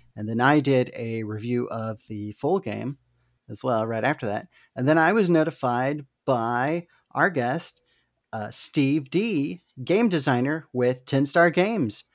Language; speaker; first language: English; native; English